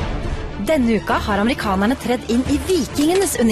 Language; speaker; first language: Norwegian; native; Norwegian